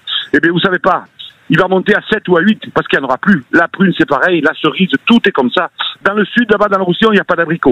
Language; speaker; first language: French; native; French